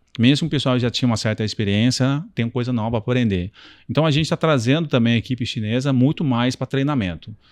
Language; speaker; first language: Portuguese; non-native, fluent; Chinese